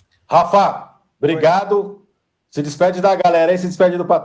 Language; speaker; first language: Portuguese; native; Portuguese